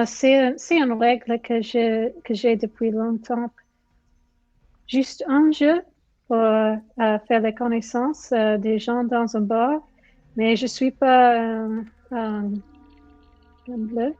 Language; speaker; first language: French; non-native, fluent; English